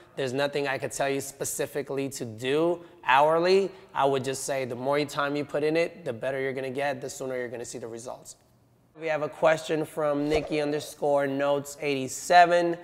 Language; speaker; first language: English; native; English